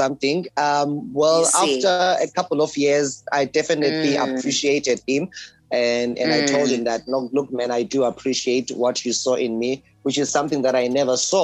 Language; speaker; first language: English; non-native, local second language; Xhosa